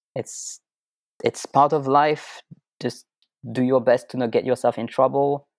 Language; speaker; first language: English; non-native, fluent; French